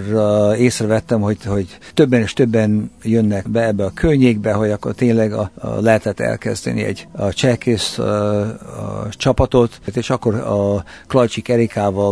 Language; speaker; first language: Hungarian; early bilingual, heritage; Hungarian